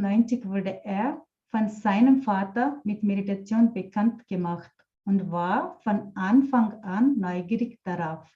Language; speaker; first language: German; non-native, fluent; Telugu